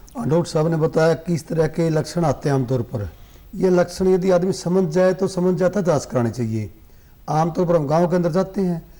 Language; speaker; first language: Hindi; native; Hindi